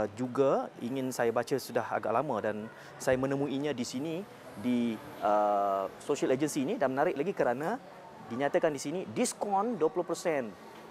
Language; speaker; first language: Malay; native; Malay